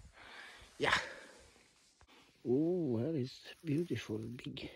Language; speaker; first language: English; non-native, learner; Swedish